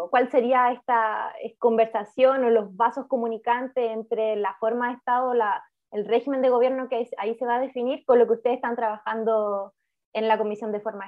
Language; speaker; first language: Spanish; native; Spanish